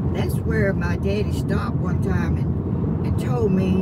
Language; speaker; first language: English; native; English